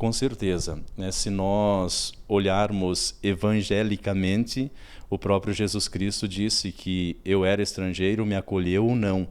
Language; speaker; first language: Portuguese; native; Portuguese